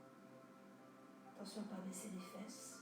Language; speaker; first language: French; native; French